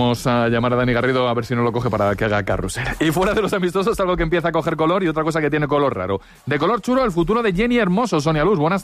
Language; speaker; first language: Spanish; native; Spanish